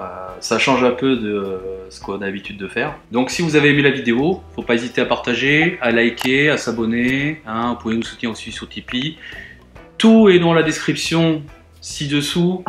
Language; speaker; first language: French; native; French